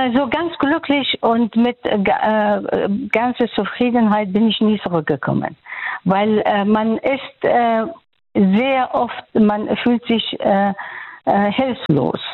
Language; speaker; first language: German; non-native, fluent; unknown